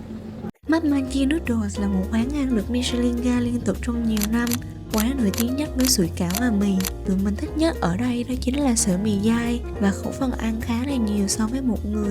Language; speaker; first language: Vietnamese; native; Vietnamese